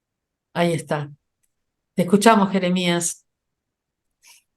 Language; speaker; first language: Spanish; native; Spanish